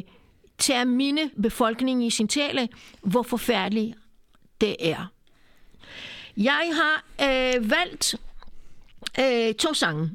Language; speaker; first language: Danish; non-native, fluent; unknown